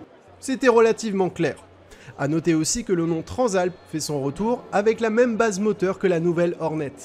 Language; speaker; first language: French; native; French